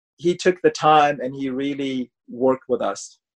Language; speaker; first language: English; non-native, fluent; Persian